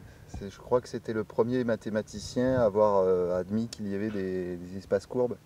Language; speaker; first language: French; native; French